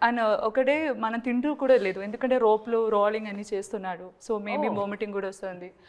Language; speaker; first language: Telugu; non-native, learner; Malayalam